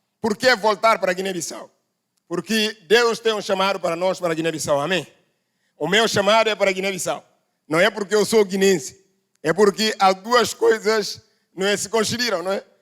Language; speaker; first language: Portuguese; non-native, local second language; Upper Guinea Crioulo